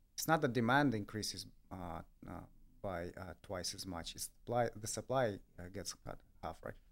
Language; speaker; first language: English; non-native, fluent; Russian